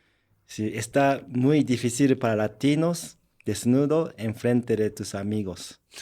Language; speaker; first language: Spanish; non-native, learner; Japanese